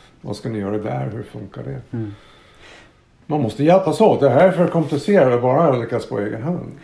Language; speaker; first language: Swedish; non-native, fluent; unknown